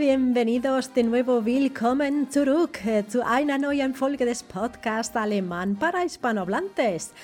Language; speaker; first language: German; non-native, fluent; Spanish